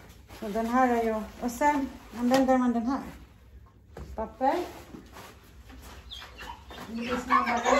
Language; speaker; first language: Swedish; non-native, learner; Cebuano